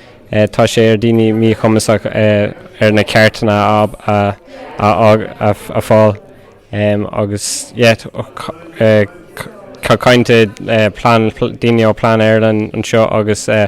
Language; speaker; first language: Irish; non-native, local second language; English